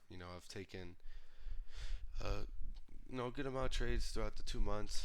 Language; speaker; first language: English; native; English